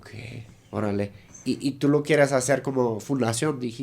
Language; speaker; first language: Spanish; native; Spanish